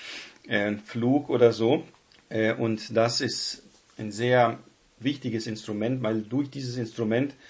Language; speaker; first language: German; non-native, fluent; Portuguese